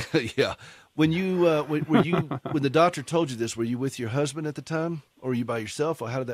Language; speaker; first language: English; native; English